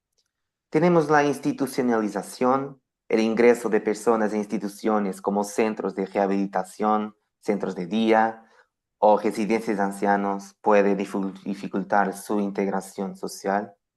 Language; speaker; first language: Spanish; non-native, fluent; Portuguese